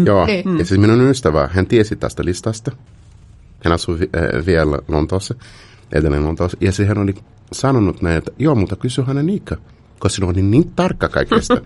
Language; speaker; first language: Finnish; non-native, fluent; Portuguese